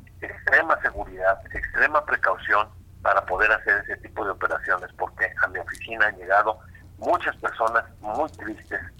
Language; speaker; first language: Spanish; native; Spanish